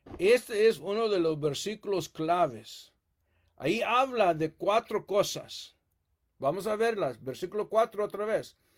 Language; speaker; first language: Spanish; early bilingual, heritage; Spanish